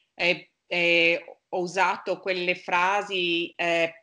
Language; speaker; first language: Italian; non-native, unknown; English